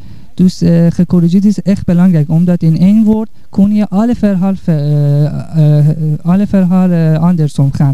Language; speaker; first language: Dutch; non-native, learner; Persian